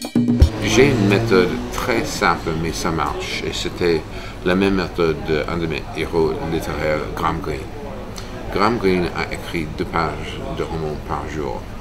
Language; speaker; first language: French; non-native, fluent; English